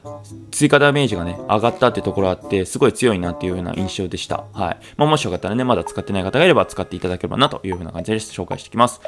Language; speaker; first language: Japanese; native; Japanese